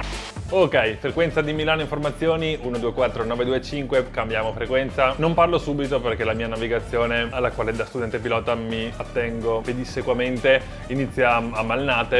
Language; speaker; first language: Italian; native; Italian